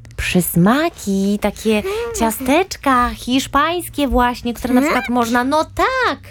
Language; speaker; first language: Polish; native; Polish